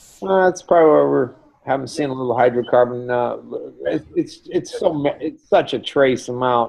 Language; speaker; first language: English; native; English